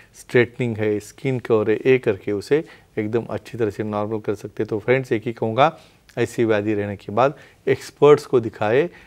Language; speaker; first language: Hindi; non-native, local second language; Marathi